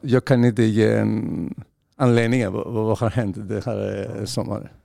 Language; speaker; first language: Swedish; non-native, fluent; Greek